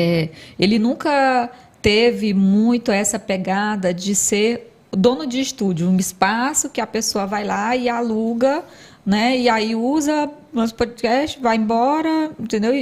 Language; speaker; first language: Portuguese; native; Portuguese